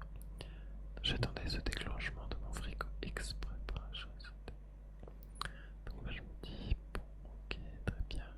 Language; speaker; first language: French; native; French